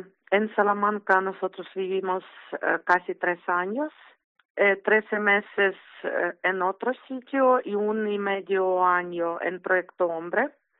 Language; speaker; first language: Spanish; non-native, learner; Ukrainian